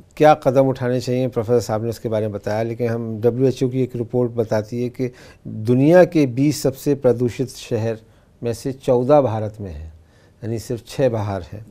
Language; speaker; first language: Hindi; native; Hindi